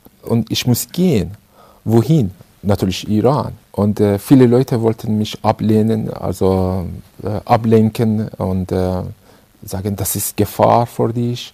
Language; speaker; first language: German; non-native, fluent; Persian